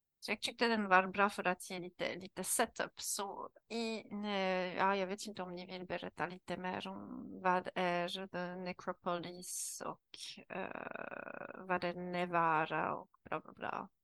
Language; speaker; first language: Swedish; non-native, learner; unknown